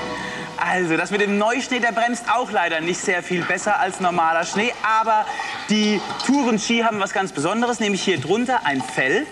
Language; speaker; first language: German; native; German